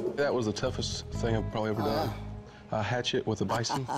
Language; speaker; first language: English; native; English